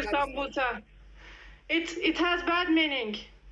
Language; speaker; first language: English; non-native, fluent; Persian